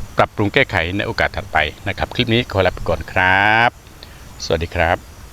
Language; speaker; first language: Thai; non-native, local second language; Khmer